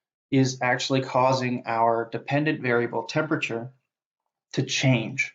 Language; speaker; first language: English; native; English